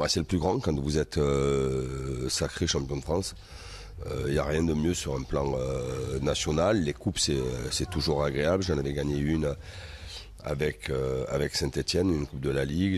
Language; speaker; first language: French; native; French